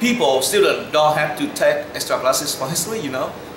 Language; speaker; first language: English; non-native, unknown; Vietnamese